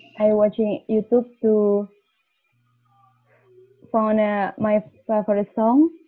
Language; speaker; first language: English; non-native, learner; Indonesian